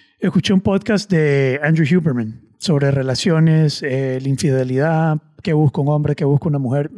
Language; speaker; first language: Spanish; native; Spanish